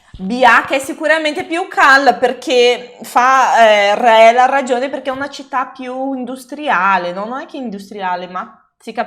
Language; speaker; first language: Italian; non-native, fluent; Portuguese